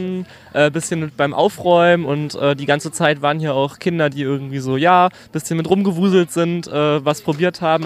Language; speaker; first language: German; native; German